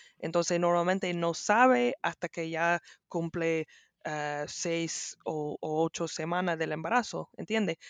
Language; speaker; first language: Spanish; non-native, learner; English